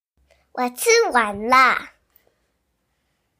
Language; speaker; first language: Chinese; early bilingual, heritage; Chinese